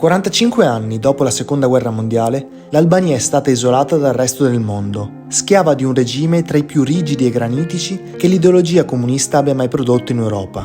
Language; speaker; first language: Italian; native; Italian